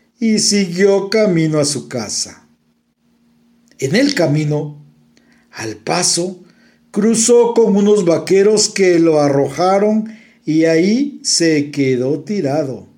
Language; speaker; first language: Spanish; native; Spanish